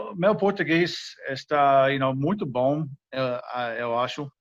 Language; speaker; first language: Portuguese; non-native, learner; English